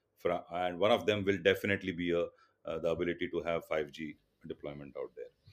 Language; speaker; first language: English; non-native, local second language; Tulu